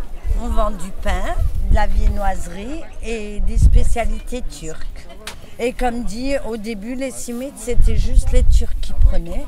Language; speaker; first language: French; early bilingual, other home language; Turkish